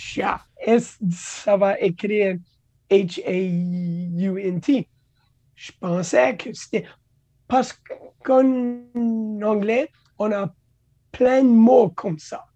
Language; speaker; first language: French; non-native, local second language; English